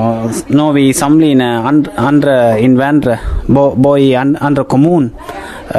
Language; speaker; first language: Danish; non-native, fluent; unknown